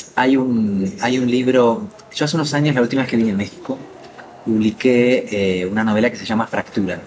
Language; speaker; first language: Spanish; native; Spanish